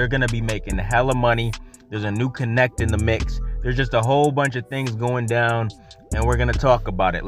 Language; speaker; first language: English; native; English